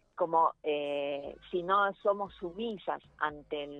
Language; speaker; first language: Spanish; native; Spanish